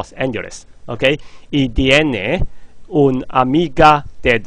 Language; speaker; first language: Spanish; non-native, fluent; Cantonese